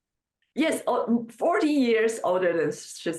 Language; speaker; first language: English; non-native, fluent; Chinese